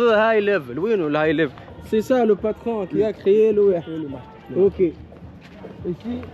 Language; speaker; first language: French; non-native, learner; Arabic